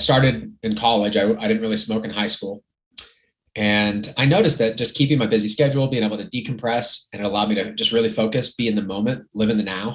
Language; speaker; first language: English; native; English